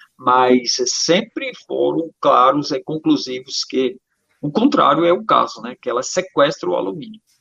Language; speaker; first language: Portuguese; non-native, fluent; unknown